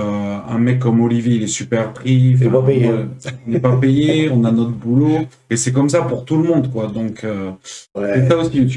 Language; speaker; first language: French; native; French